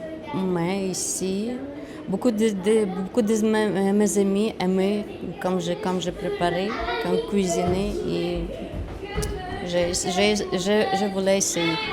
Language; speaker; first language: French; non-native, learner; Ukrainian